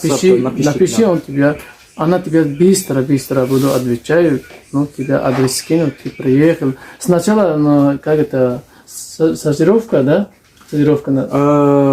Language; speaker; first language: Russian; non-native, learner; Tajik